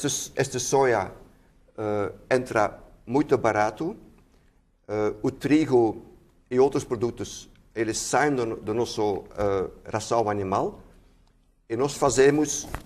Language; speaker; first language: Portuguese; non-native, fluent; Dutch